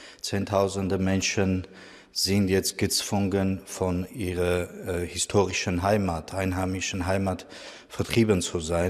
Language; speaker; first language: German; non-native, fluent; Armenian